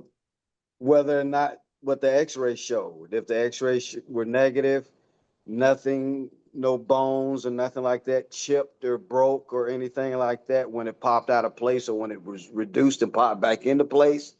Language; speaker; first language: English; native; English